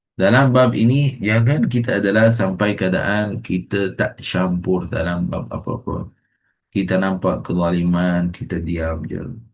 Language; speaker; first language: Malay; non-native, fluent; Arabic